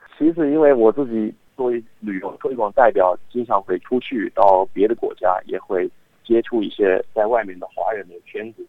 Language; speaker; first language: Chinese; non-native, fluent; English